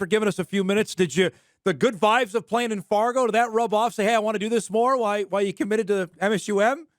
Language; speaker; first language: English; native; English